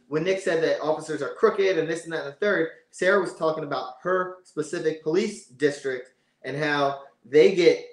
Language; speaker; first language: English; native; English